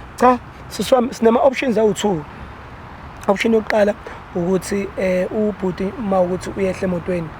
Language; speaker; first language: Zulu; native; Zulu